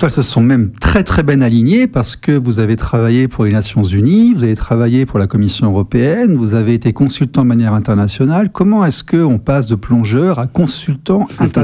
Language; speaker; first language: French; native; French